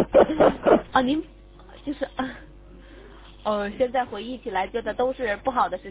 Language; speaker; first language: Chinese; native; Chinese